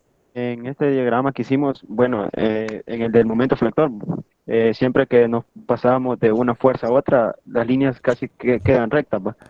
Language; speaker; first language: Spanish; native; Spanish